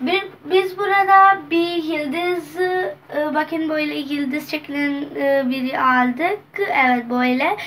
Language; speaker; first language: Turkish; non-native, learner; Urdu